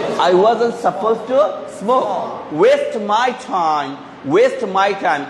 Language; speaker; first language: English; non-native, local second language; Bangla